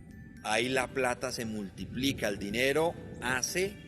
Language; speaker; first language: Spanish; native; Spanish